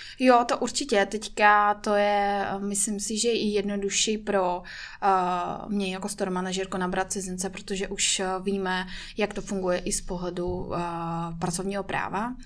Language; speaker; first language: Czech; non-native, fluent; Russian